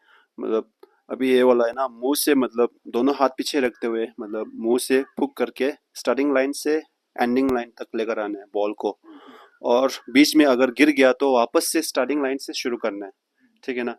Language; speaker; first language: Hindi; non-native, local second language; Tibetan